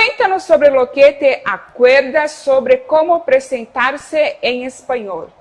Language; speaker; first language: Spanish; non-native, fluent; Portuguese